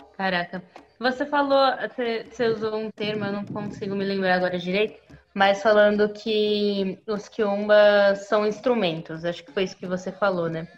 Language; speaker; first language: Portuguese; native; Portuguese